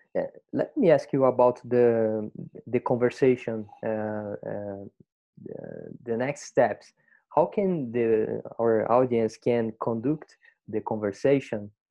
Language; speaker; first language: English; non-native, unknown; Portuguese